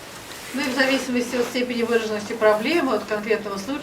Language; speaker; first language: Russian; native; Russian